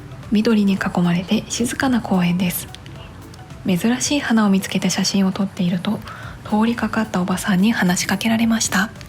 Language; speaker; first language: Japanese; native; Japanese